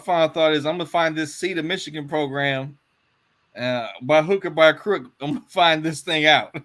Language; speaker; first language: English; native; English